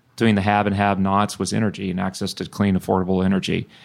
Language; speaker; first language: English; native; English